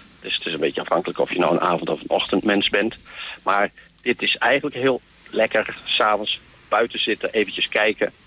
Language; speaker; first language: Dutch; native; Dutch